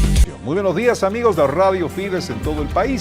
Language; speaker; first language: Spanish; native; Spanish